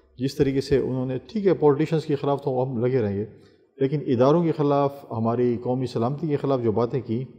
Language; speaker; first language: Urdu; non-native, local second language; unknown